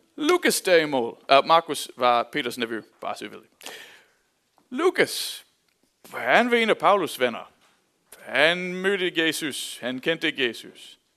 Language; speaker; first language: Danish; non-native, fluent; English